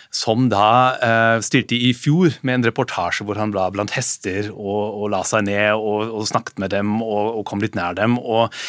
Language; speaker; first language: Norwegian; non-native, fluent; German